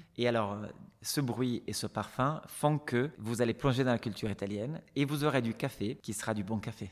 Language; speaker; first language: French; non-native, fluent; Italian